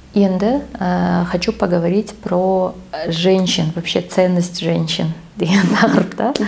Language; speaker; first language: Russian; non-native, local second language; Kazakh